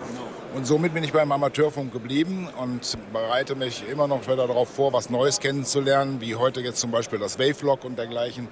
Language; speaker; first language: German; native; German